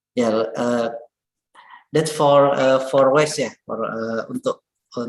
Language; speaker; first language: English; non-native, learner; Indonesian